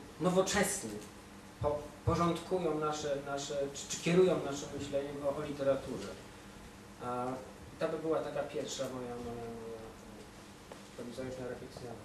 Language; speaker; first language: Polish; native; Polish